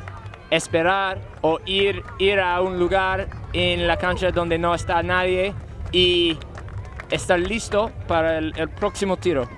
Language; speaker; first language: Spanish; non-native, learner; English